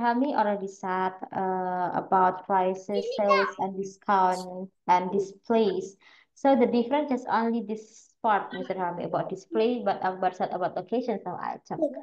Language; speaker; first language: English; non-native, fluent; Indonesian